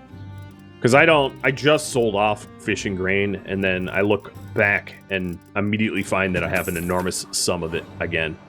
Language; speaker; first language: English; native; English